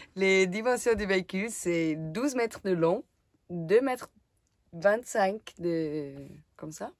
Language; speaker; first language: French; non-native, learner; German